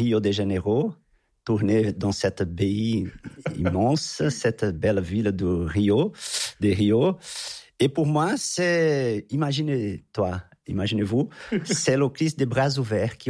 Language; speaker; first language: French; non-native, fluent; Portuguese